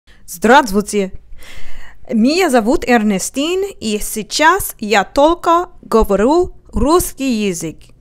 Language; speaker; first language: Russian; non-native, learner; English